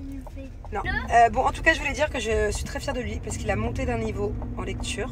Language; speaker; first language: French; native; French